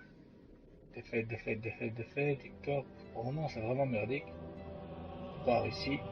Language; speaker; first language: French; native; French